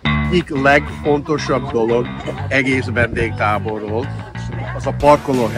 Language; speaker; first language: Hungarian; early bilingual, heritage; Hungarian